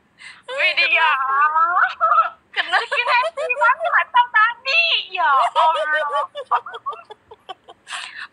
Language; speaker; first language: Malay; non-native, learner; Vietnamese